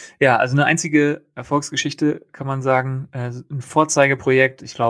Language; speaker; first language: German; native; German